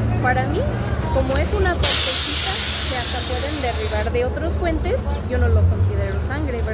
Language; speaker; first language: Spanish; non-native, fluent; English